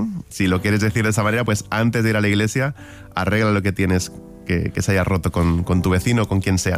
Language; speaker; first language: Spanish; native; Spanish